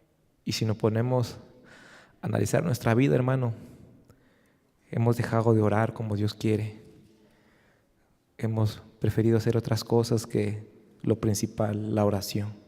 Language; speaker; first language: Spanish; native; Spanish